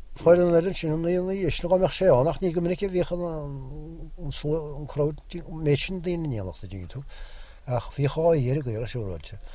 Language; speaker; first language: Irish; native; Irish